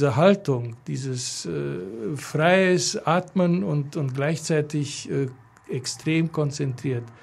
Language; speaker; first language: German; non-native, fluent; Romanian